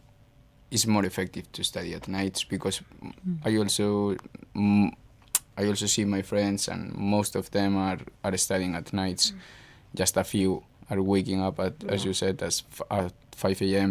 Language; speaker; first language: English; non-native, fluent; Spanish